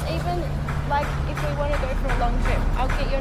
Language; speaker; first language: English; native; English